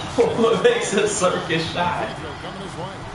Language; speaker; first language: English; native; English